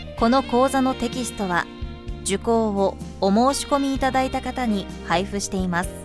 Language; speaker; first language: Japanese; native; Japanese